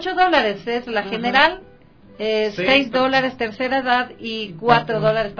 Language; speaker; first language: Spanish; native; Spanish